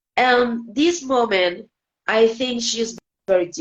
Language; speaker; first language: English; non-native, learner; Spanish